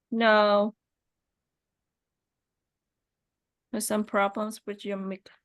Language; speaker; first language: English; non-native, learner; Vietnamese